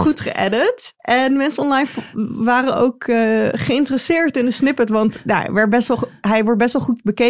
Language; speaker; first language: Dutch; native; Dutch